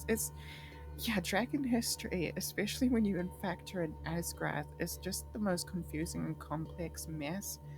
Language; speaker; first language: English; native; English